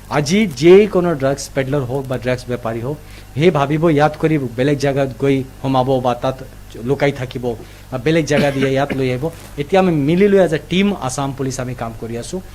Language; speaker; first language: Assamese; non-native, fluent; Hindi